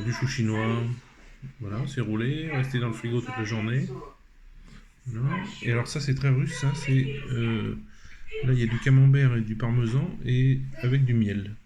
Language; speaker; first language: French; native; French